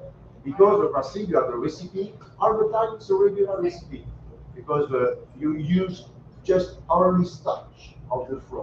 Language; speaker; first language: English; non-native, learner; French